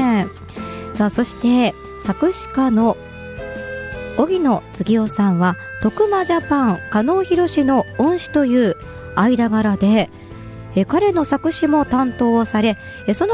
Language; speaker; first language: Japanese; native; Japanese